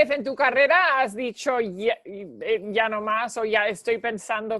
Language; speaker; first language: Spanish; early bilingual, heritage; Spanish